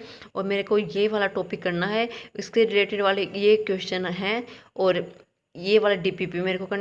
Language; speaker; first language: Hindi; native; Hindi